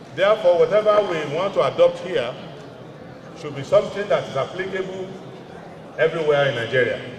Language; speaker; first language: English; non-native, local second language; Yoruba